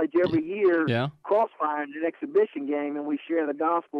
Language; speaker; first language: English; native; English